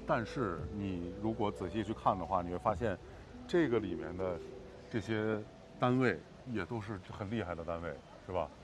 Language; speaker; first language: Chinese; native; Chinese